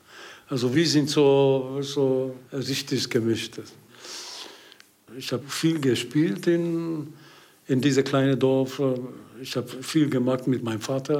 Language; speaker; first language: German; non-native, learner; Hungarian